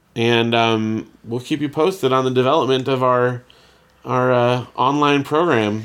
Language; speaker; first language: English; native; English